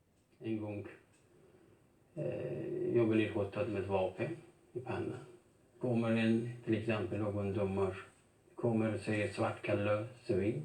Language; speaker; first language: Swedish; non-native, fluent; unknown